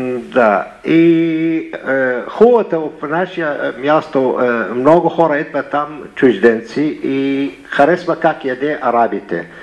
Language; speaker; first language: Bulgarian; non-native, learner; Arabic